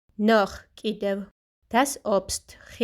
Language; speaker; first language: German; non-native, fluent; Georgian